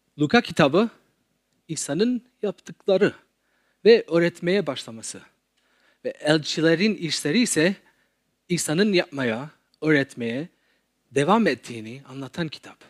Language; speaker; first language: Turkish; non-native, fluent; English